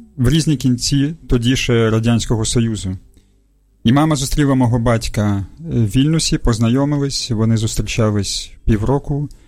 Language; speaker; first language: Ukrainian; early bilingual, other home language; Russian